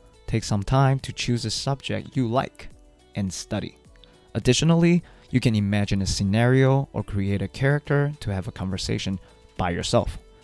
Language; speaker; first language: English; non-native, fluent; Chinese